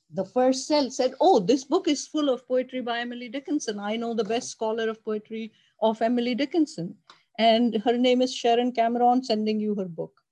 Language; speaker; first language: English; non-native, local second language; Urdu